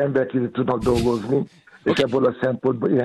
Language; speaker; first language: Hungarian; non-native, learner; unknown